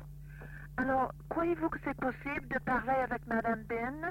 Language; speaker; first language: French; non-native, fluent; English